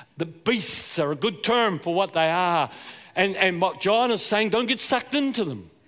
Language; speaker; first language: English; native; English